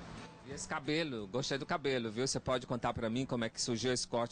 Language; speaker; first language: Portuguese; native; Portuguese